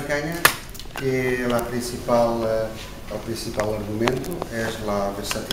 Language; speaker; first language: Spanish; non-native, learner; Portuguese